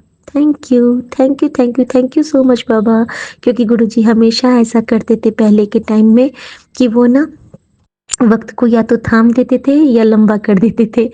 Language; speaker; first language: Hindi; native; Hindi